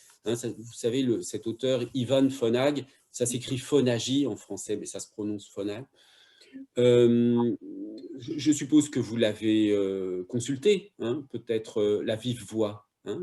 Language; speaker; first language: French; native; French